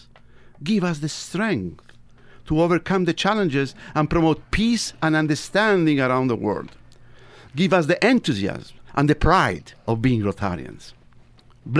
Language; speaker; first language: English; non-native, fluent; Italian